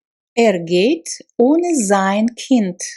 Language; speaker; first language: German; non-native, fluent; Russian